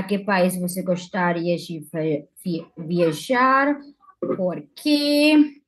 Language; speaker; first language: Portuguese; non-native, fluent; English